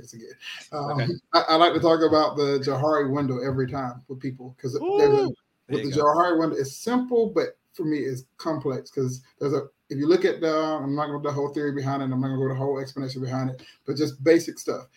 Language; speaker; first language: English; native; English